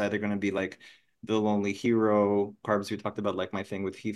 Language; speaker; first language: English; non-native, local second language; Filipino